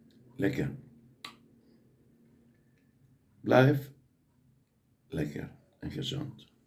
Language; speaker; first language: Dutch; non-native, learner; Greek